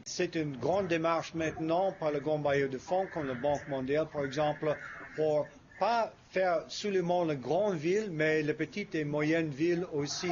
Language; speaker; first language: French; non-native, fluent; English